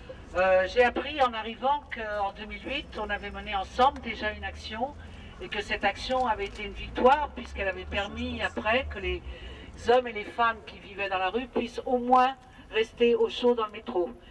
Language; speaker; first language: French; native; French